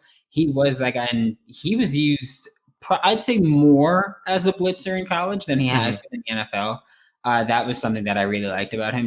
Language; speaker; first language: English; native; English